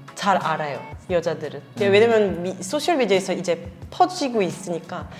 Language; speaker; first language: Korean; non-native, fluent; French